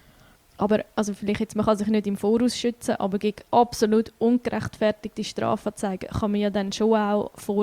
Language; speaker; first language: German; native; German